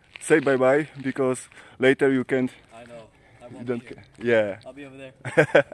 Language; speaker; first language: English; non-native, learner; Polish